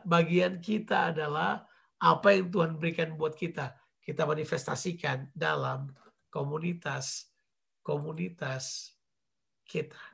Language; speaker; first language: Indonesian; native; Indonesian